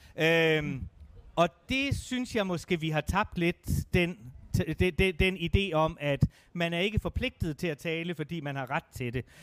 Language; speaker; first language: Danish; native; Danish